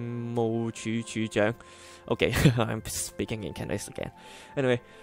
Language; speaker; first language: English; non-native, local second language; Cantonese